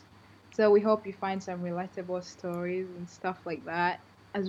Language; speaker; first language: English; non-native, local second language; Ganda